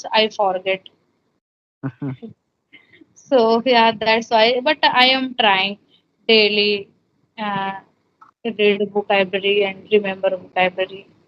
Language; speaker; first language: English; non-native, learner; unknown